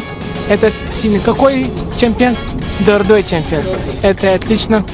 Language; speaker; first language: Russian; non-native, learner; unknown